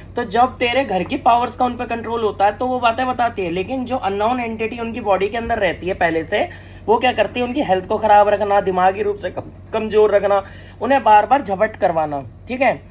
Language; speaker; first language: Hindi; native; Hindi